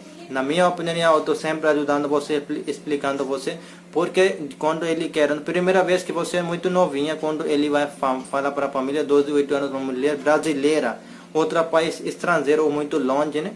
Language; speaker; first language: Portuguese; non-native, learner; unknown